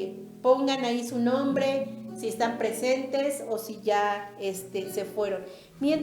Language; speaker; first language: Spanish; native; Spanish